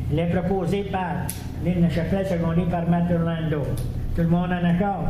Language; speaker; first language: French; native; French